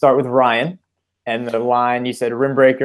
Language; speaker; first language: English; native; English